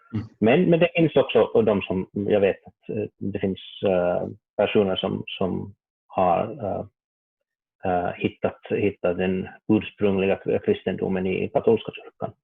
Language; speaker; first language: Swedish; non-native, learner; Finnish